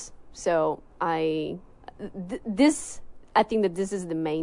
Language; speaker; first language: English; non-native, fluent; Italian